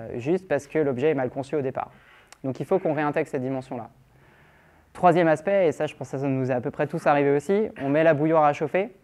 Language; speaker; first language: French; native; French